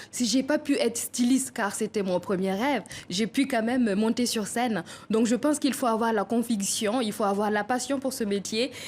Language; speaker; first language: French; non-native, local second language; Mossi